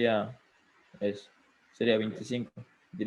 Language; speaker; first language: Spanish; native; Spanish